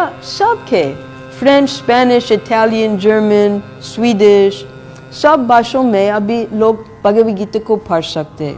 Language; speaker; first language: Hindi; non-native, fluent; English